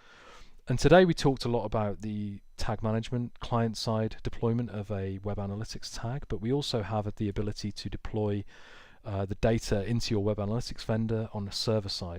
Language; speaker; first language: English; native; English